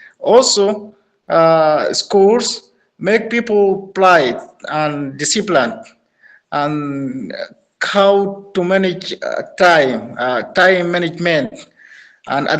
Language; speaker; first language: English; non-native, learner; Arabic